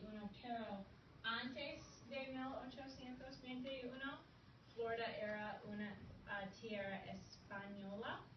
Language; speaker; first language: Spanish; non-native, fluent; English